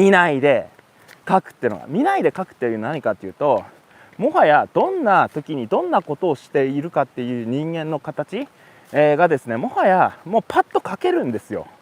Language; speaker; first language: Japanese; native; Japanese